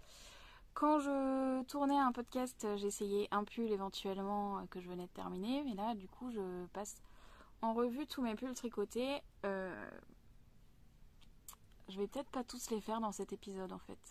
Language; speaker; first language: French; native; French